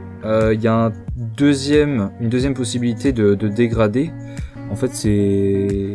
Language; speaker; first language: French; native; French